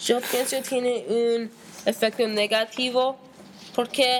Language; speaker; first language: Spanish; non-native, learner; English